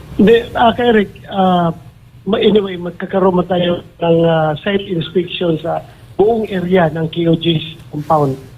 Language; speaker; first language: Filipino; non-native, local second language; Cebuano